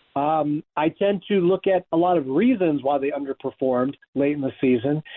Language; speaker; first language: English; native; English